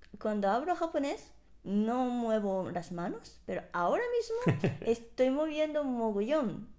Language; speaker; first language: Spanish; non-native, fluent; Japanese